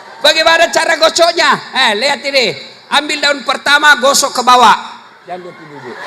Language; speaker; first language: Indonesian; native; Indonesian